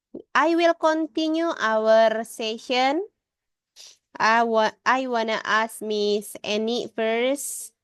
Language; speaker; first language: English; non-native, learner; Indonesian